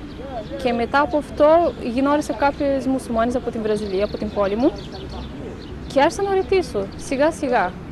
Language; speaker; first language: Greek; non-native, learner; Portuguese